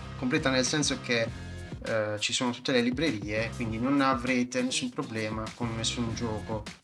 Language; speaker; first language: Italian; native; Italian